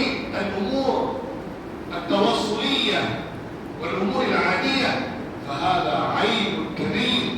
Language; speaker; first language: Arabic; non-native, fluent; Urdu